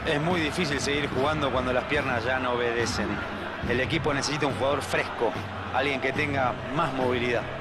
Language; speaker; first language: Spanish; native; Spanish